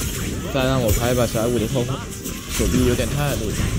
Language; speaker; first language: Chinese; native; Chinese